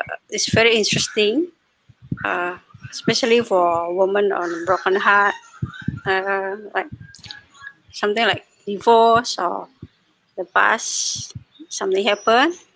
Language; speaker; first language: English; non-native, learner; Indonesian